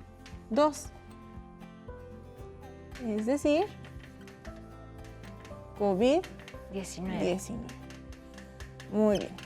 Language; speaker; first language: Spanish; native; Spanish